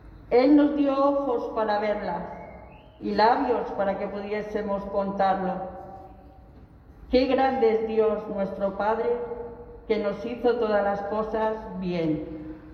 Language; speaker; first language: Spanish; native; Spanish